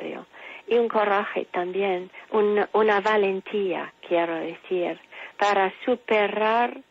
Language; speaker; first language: Spanish; non-native, fluent; English